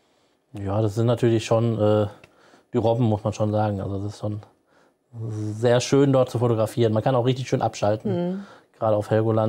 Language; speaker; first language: German; native; German